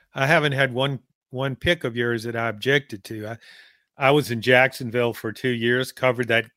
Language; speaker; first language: English; native; English